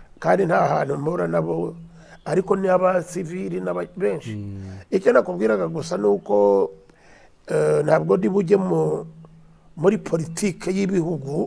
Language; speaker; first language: Kinyarwanda; early bilingual, heritage; Kinyarwanda